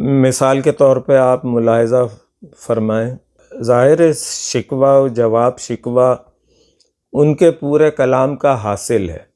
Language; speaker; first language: Urdu; native; Urdu